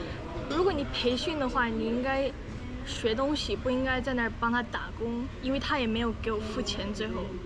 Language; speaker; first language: Chinese; early bilingual, other home language; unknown